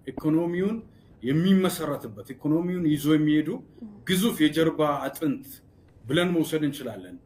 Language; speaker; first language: Amharic; non-native, local second language; Oromo